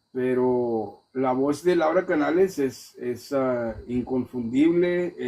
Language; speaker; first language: Spanish; early bilingual, other home language; English